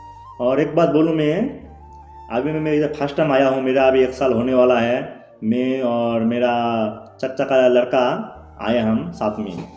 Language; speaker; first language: Hindi; non-native, local second language; Bangla